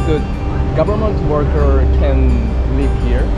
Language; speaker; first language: English; non-native, learner; Korean